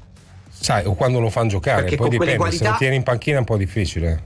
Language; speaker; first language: Italian; native; Italian